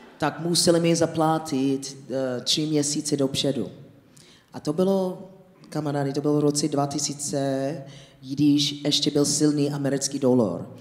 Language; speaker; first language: Czech; non-native, fluent; English